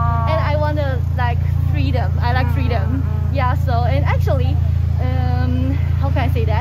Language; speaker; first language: English; non-native, fluent; Chinese